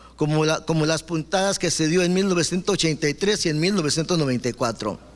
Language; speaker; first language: Spanish; non-native, local second language; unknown